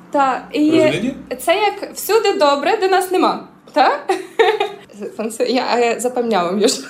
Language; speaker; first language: Czech; non-native, learner; Ukrainian